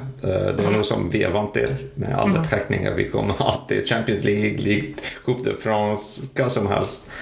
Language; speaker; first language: Norwegian; non-native, fluent; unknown